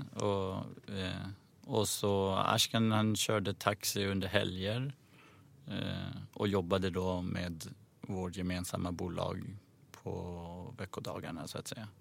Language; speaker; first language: Swedish; early bilingual, other home language; Persian